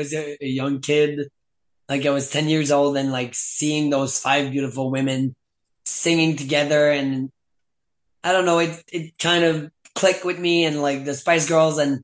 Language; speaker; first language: English; non-native, fluent; French